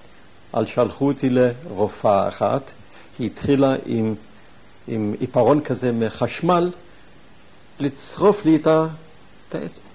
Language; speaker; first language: Hebrew; non-native, fluent; German